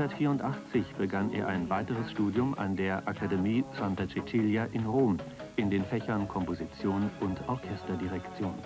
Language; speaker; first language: German; native; German